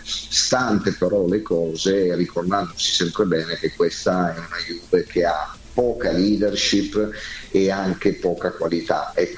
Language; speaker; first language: Italian; native; Italian